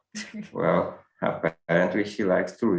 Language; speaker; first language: English; non-native, fluent; Portuguese